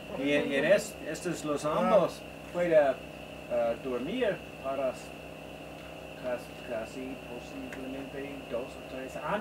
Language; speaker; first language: Spanish; non-native, learner; English